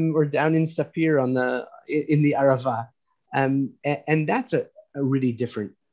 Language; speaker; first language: English; native; English